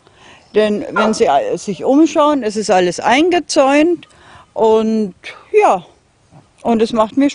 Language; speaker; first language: German; non-native, fluent; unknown